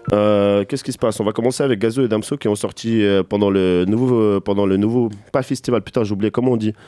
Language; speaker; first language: French; native; French